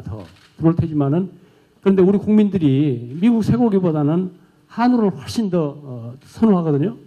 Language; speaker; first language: Korean; native; Korean